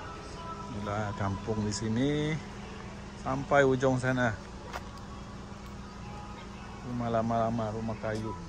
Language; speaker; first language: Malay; non-native, local second language; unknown